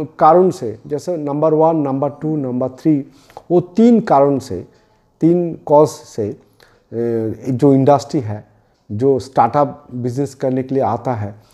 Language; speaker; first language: Hindi; non-native, local second language; Bangla